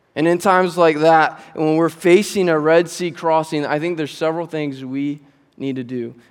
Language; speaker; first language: English; native; English